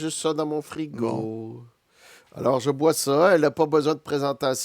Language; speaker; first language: French; native; French